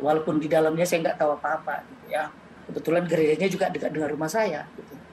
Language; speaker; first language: Indonesian; native; Indonesian